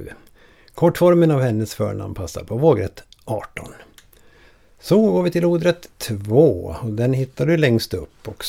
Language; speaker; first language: Swedish; native; Swedish